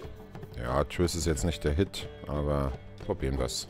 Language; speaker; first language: German; native; German